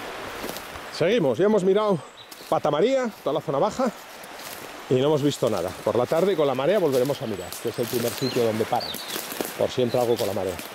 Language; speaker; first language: Spanish; native; Spanish